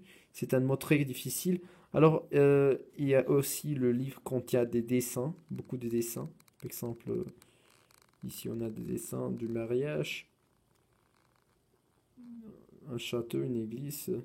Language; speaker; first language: French; non-native, fluent; Spanish